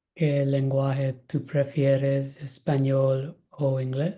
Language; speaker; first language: Spanish; non-native, learner; English